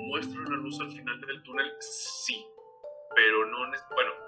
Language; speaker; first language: Spanish; native; Spanish